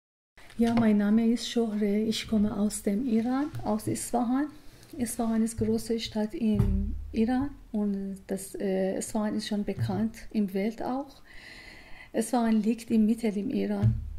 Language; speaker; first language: German; non-native, learner; Persian